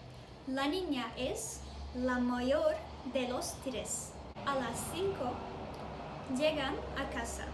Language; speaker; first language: Spanish; non-native, fluent; Turkish